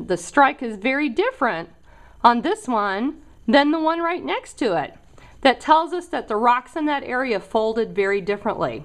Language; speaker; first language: English; native; English